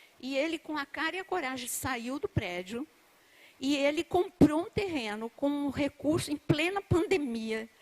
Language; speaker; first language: Portuguese; native; Portuguese